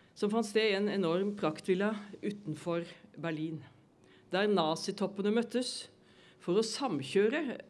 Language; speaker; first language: Norwegian; native; Norwegian